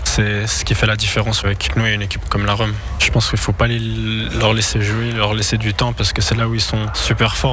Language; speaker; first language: French; native; French